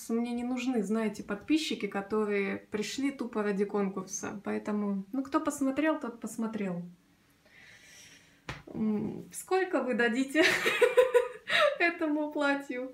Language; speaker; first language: Russian; native; Russian